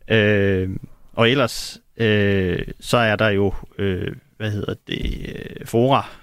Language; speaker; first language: Danish; native; Danish